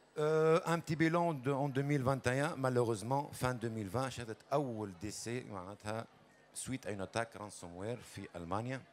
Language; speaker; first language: French; non-native, local second language; Arabic